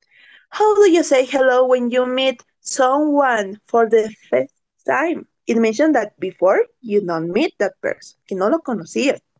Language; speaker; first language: English; non-native, learner; Spanish